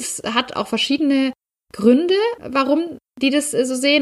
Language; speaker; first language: German; native; German